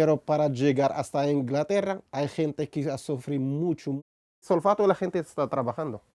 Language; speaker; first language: Spanish; non-native, learner; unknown